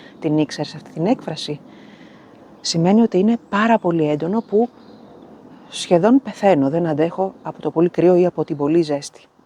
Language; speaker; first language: Greek; native; Greek